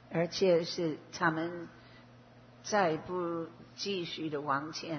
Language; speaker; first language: Chinese; non-native, fluent; English